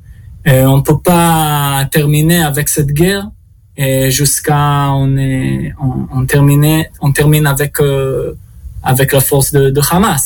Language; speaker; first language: French; non-native, learner; Hebrew